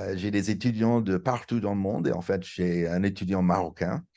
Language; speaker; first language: French; non-native, fluent; English